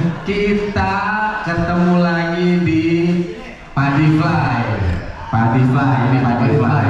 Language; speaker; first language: Indonesian; native; Indonesian